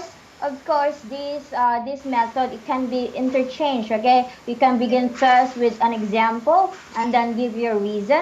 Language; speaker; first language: English; non-native, fluent; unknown